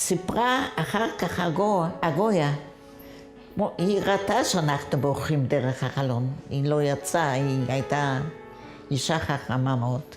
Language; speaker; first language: Hebrew; non-native, fluent; Yiddish